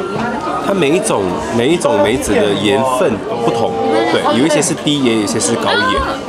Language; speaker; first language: Chinese; native; Chinese